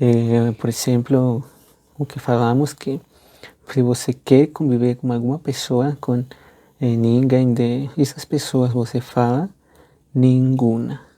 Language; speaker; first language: Portuguese; non-native, fluent; Spanish